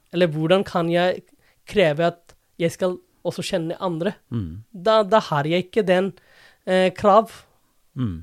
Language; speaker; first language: Norwegian; non-native, fluent; Bangla